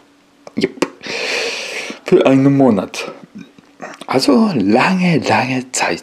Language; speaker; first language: German; non-native, learner; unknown